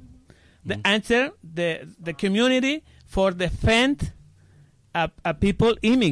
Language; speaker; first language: English; non-native, learner; Spanish